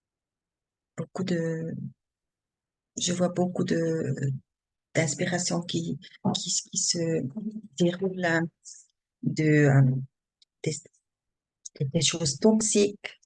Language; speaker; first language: French; non-native, learner; German